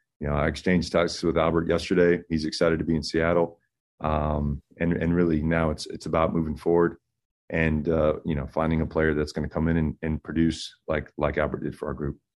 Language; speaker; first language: English; early bilingual, other home language; Spanish